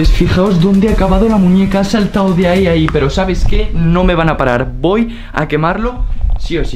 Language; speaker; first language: Spanish; native; Spanish